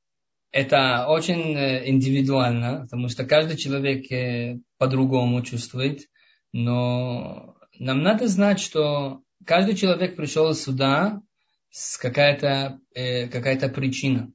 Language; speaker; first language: Russian; early bilingual, heritage; Russian